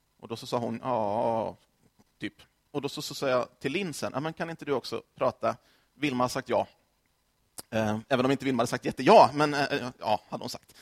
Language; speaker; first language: Swedish; native; Swedish